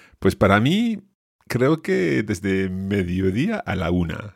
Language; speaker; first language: Spanish; non-native, fluent; English